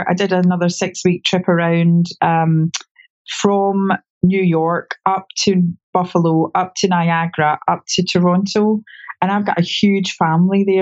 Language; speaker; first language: English; native; English